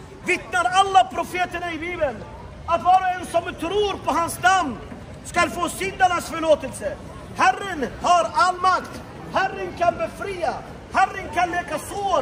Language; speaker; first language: Swedish; non-native, fluent; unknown